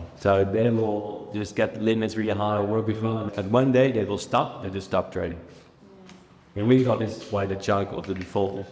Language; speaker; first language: English; non-native, fluent; Dutch